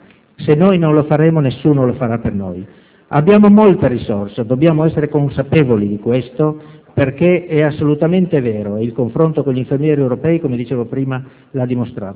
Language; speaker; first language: Italian; native; Italian